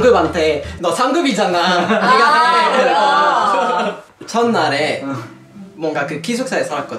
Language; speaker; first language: Korean; non-native, fluent; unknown